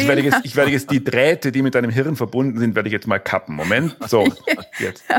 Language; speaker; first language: German; native; German